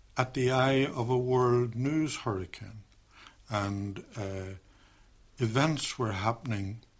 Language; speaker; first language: English; native; English